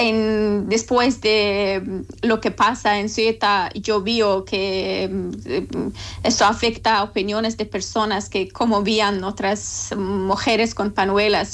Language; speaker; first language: Spanish; non-native, learner; Persian